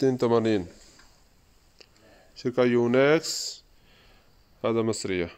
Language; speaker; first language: Arabic; non-native, learner; Urdu